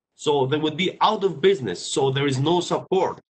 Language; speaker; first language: English; non-native, fluent; Greek